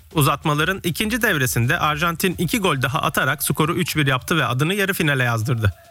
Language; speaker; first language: Turkish; early bilingual, heritage; Turkish